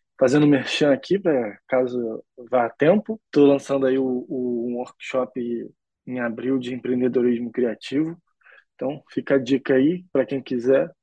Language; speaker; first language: Portuguese; native; Portuguese